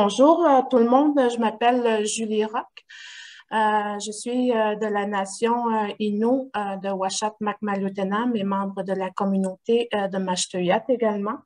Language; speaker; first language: French; non-native, local second language; Innu-aimun